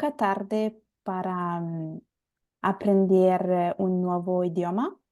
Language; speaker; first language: Spanish; non-native, learner; Bangla